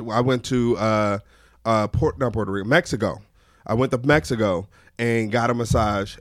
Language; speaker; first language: English; native; English